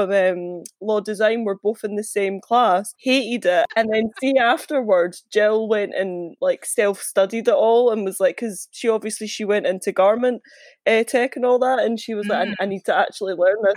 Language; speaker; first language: English; native; English